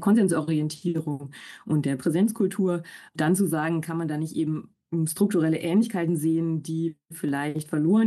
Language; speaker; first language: German; native; German